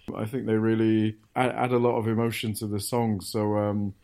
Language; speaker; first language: English; native; English